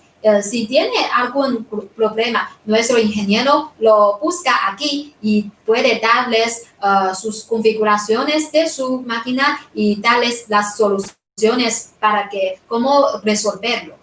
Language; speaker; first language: Spanish; non-native, fluent; Chinese